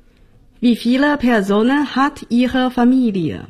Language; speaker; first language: German; non-native, fluent; Chinese